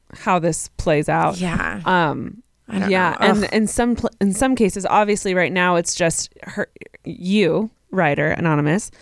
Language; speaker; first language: English; native; English